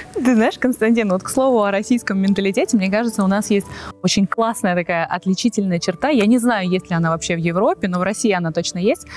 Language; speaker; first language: Russian; native; Russian